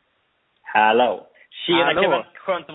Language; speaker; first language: Swedish; native; Swedish